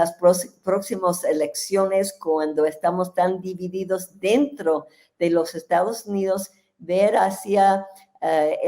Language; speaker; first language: Spanish; non-native, fluent; English